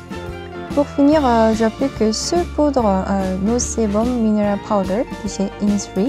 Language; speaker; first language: French; non-native, learner; Korean